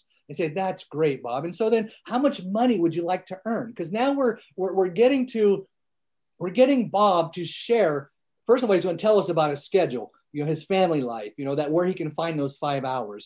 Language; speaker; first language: English; early bilingual, other home language; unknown